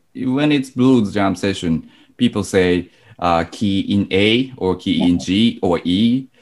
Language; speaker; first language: English; non-native, fluent; Japanese